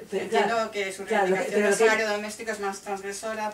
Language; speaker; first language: Spanish; native; Spanish